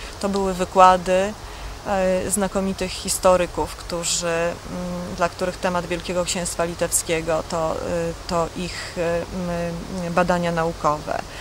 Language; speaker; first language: Polish; native; Polish